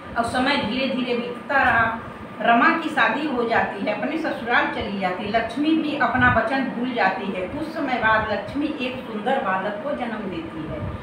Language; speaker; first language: Hindi; native; Hindi